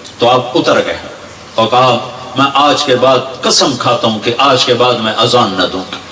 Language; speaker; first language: Urdu; non-native, local second language; Punjabi